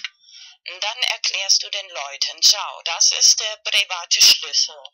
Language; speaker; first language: German; non-native, fluent; Spanish